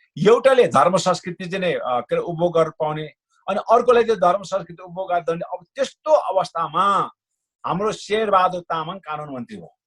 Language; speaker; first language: Nepali; non-native, local second language; Sherpa